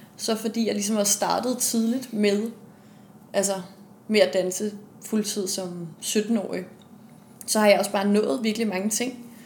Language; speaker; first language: Danish; native; Danish